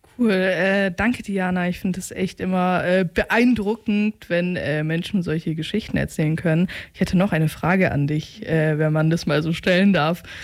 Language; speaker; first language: German; native; German